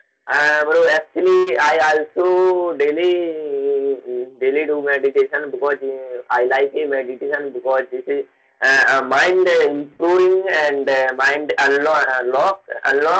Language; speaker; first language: English; non-native, learner; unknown